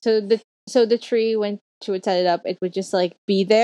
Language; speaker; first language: English; non-native, local second language; Filipino